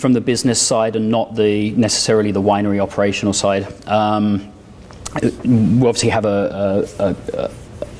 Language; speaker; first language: English; native; English